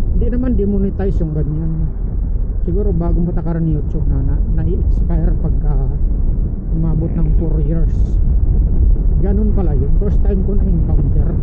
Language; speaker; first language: Filipino; non-native, local second language; Cebuano